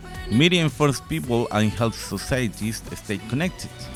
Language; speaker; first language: English; non-native, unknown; Spanish